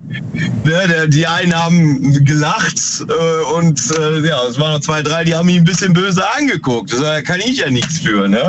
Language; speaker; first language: German; native; German